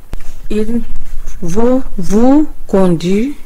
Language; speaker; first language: French; non-native, learner; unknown